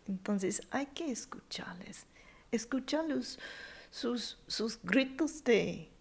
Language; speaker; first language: Spanish; non-native, fluent; English